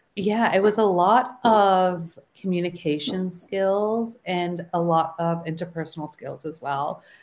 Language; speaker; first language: English; native; English